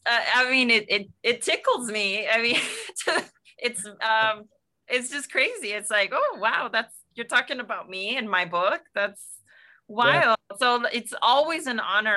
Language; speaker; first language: English; native; English